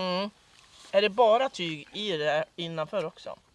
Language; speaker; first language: Swedish; native; Swedish